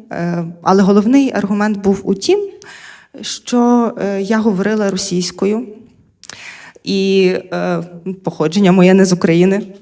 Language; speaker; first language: Ukrainian; non-native, local second language; Russian